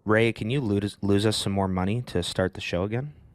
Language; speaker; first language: English; native; English